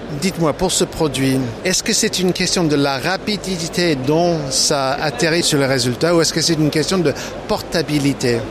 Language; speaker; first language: French; non-native, fluent; English